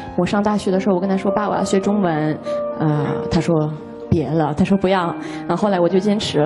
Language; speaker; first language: Chinese; non-native, fluent; English